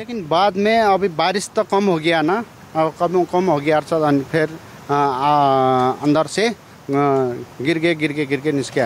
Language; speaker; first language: Hindi; non-native, learner; Nepali